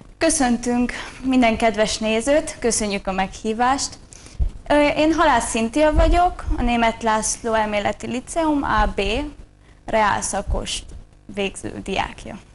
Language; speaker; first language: Hungarian; native; Hungarian